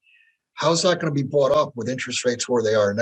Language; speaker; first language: English; native; English